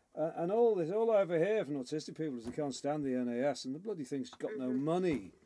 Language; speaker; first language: English; native; English